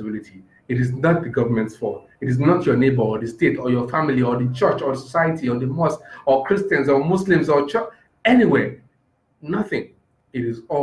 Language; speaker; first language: English; non-native, local second language; Yoruba